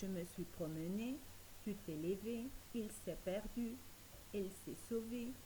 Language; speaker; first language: French; non-native, fluent; Spanish